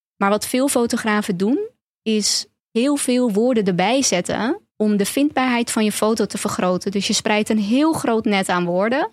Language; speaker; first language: Dutch; early bilingual, other home language; Turkish